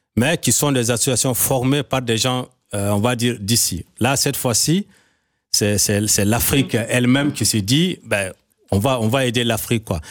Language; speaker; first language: French; non-native, local second language; Bambara